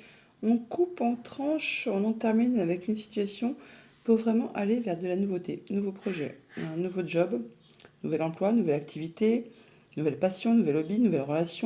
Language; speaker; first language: French; native; French